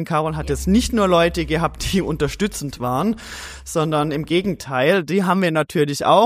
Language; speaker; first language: German; native; German